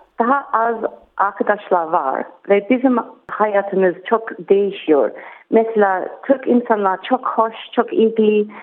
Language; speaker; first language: Turkish; non-native, learner; English